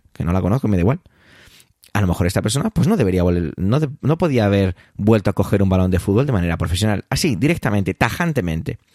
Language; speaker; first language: Spanish; native; Spanish